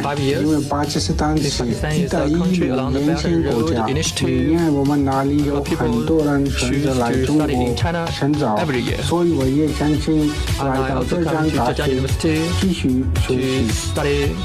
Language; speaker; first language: Chinese; non-native, fluent; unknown